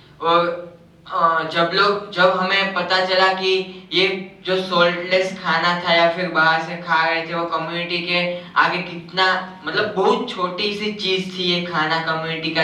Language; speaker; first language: Hindi; native; Hindi